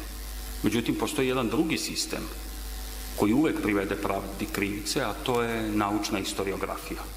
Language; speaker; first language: Serbian; native; Serbian